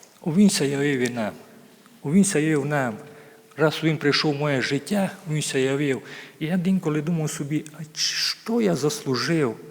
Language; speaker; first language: Ukrainian; native; Ukrainian